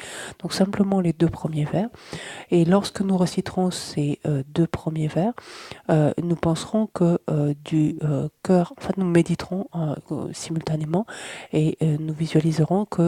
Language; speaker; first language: French; native; French